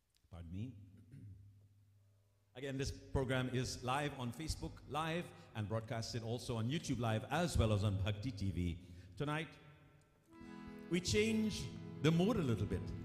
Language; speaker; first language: English; native; English